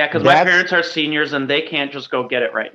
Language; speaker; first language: English; native; English